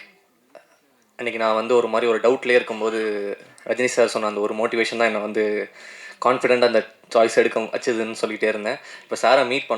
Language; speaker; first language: Tamil; native; Tamil